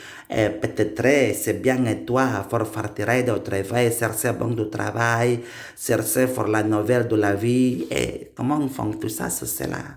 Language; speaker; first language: French; non-native, learner; Indonesian